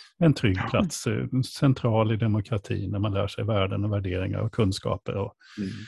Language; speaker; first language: Swedish; native; Swedish